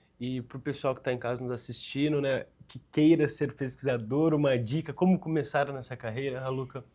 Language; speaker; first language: Portuguese; native; Portuguese